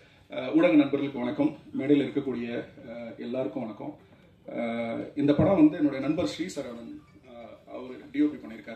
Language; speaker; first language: Tamil; native; Tamil